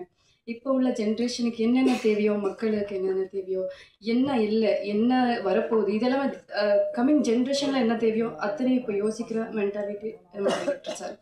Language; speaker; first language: Tamil; non-native, fluent; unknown